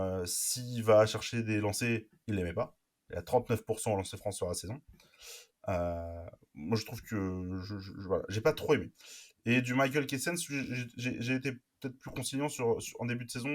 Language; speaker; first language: French; native; French